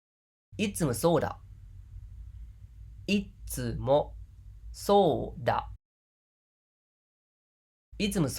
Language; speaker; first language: Japanese; non-native, fluent; Khmer